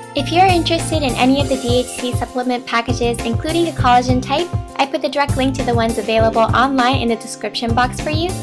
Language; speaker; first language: English; early bilingual, other home language; Japanese